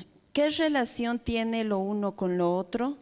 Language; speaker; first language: Spanish; native; Spanish